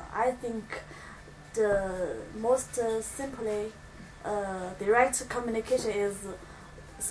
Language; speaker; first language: English; non-native, learner; Chinese